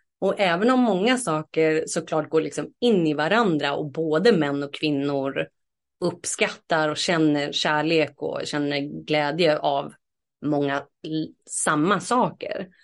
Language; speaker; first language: Swedish; native; Swedish